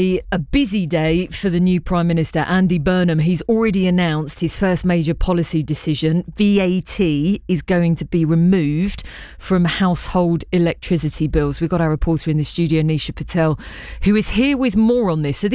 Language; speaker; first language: English; native; English